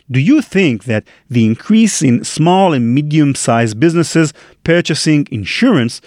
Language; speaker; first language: English; non-native, fluent; Hebrew